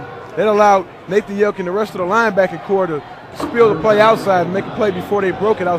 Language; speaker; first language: English; native; English